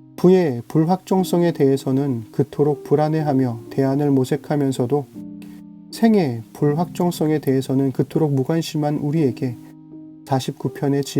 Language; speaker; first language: Korean; native; Korean